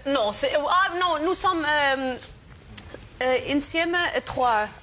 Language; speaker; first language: French; non-native, learner; German